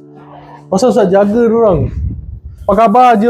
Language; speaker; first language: Malay; native; Malay